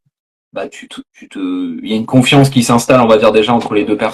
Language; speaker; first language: French; native; French